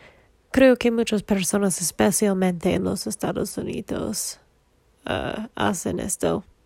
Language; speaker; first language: Spanish; non-native, learner; English